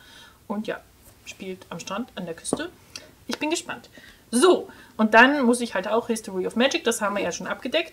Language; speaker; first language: German; native; German